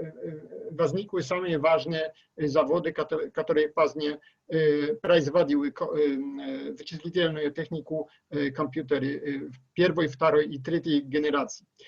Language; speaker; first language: Russian; non-native, learner; Polish